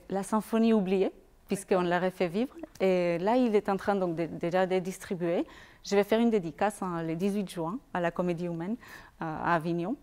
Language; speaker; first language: French; non-native, fluent; Spanish